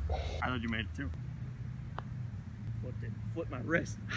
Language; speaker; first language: English; native; English